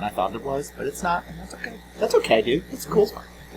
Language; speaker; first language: English; native; English